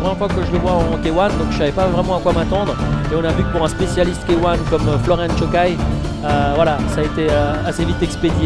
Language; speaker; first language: French; native; French